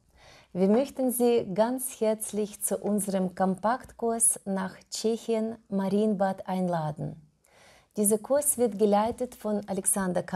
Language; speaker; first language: German; non-native, fluent; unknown